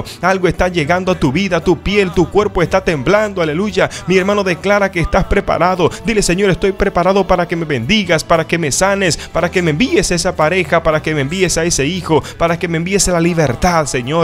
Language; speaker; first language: Spanish; native; Spanish